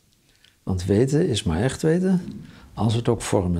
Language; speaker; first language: Dutch; native; Dutch